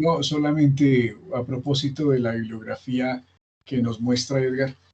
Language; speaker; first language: Spanish; native; Spanish